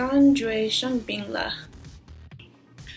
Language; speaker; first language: Chinese; non-native, learner; English